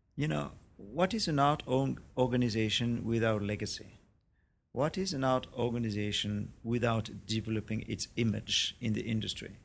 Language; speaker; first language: English; non-native, fluent; French